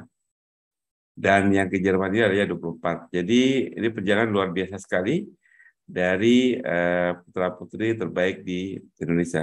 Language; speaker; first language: Indonesian; native; Indonesian